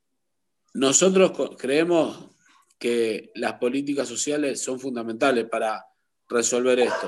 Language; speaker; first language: Spanish; native; Spanish